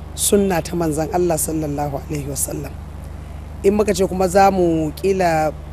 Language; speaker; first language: Hausa; native; Hausa